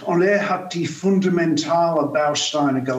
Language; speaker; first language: German; non-native, fluent; English